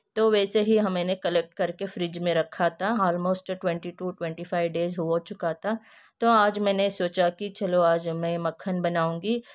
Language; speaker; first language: Hindi; non-native, local second language; Kannada